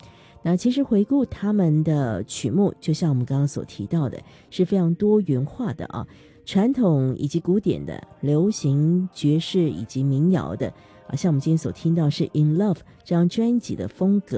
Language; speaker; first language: Chinese; native; Chinese